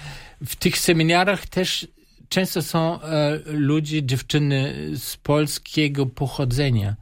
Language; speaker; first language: Polish; non-native, fluent; German